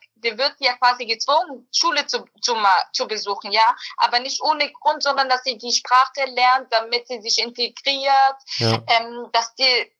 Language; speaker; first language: German; early bilingual, other home language; Bosnian